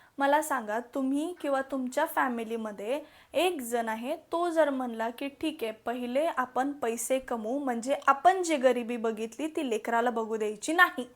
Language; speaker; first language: Marathi; non-native, local second language; Malayalam